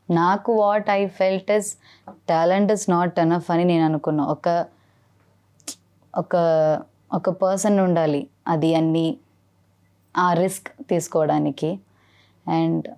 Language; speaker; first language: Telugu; non-native, learner; Malayalam